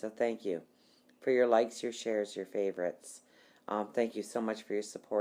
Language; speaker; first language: English; native; English